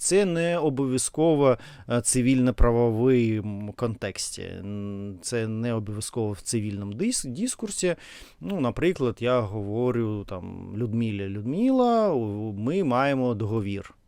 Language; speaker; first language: Ukrainian; non-native, learner; Russian